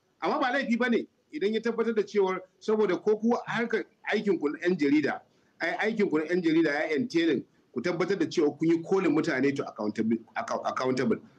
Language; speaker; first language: Hausa; native; Hausa